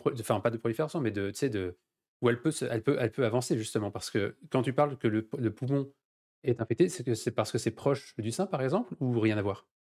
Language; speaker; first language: French; native; French